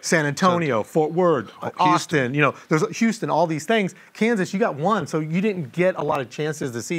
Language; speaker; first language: English; native; English